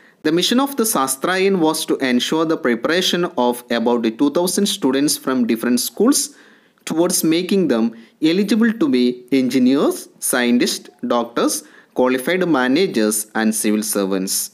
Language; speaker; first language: English; non-native, local second language; Malayalam